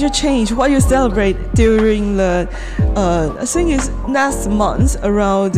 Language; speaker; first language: English; non-native, learner; Chinese